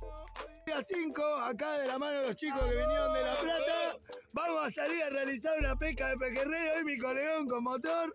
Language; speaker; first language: Spanish; native; Spanish